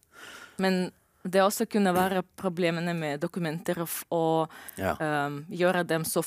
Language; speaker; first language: Norwegian; non-native, learner; Romanian